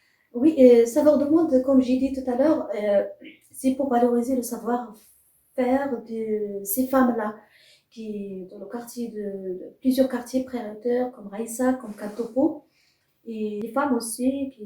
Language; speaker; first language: French; non-native, fluent; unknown